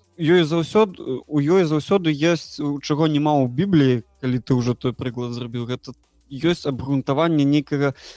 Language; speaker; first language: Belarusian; non-native, local second language; Russian